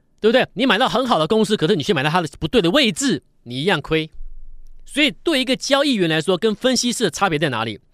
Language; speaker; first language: Chinese; native; Chinese